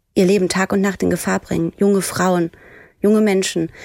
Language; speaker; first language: German; early bilingual, other home language; Persian